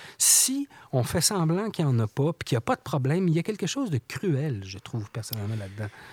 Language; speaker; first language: French; native; French